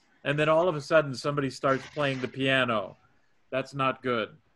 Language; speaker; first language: English; native; English